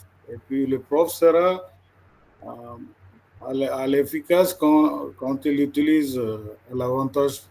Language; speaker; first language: French; non-native, fluent; Malayalam